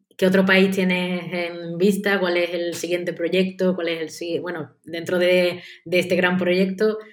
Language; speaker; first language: Spanish; native; Spanish